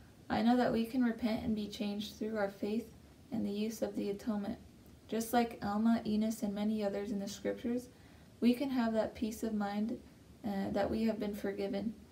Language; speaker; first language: English; native; English